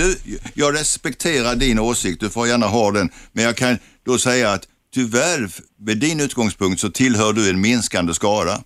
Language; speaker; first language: Swedish; native; Swedish